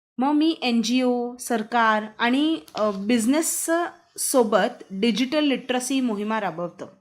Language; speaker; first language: Marathi; non-native, local second language; Hindi